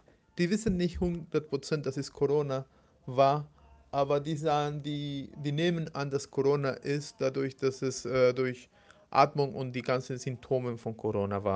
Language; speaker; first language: German; non-native, fluent; Spanish